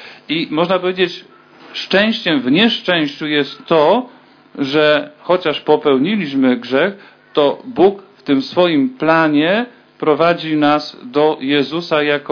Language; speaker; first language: Polish; native; Polish